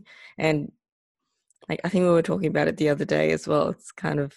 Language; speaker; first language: English; non-native, local second language; Filipino